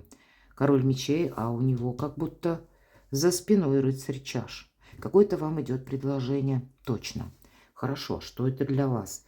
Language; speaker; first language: Russian; native; Russian